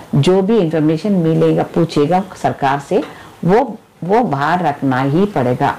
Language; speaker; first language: Hindi; non-native, local second language; Telugu